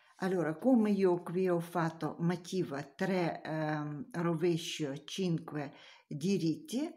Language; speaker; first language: Italian; non-native, learner; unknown